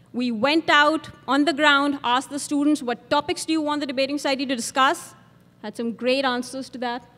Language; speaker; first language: English; non-native, local second language; Urdu